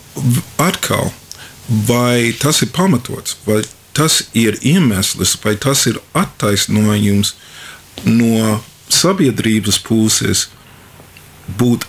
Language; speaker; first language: Latvian; non-native, fluent; English